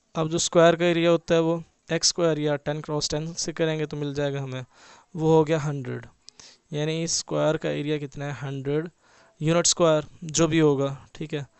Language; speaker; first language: Urdu; native; Urdu